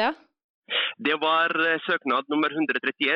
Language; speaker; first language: Norwegian; early bilingual, other home language; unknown